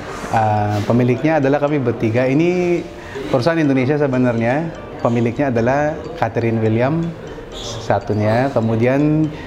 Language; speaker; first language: Indonesian; non-native, fluent; Filipino